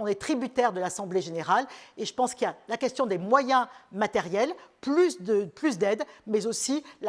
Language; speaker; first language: French; native; French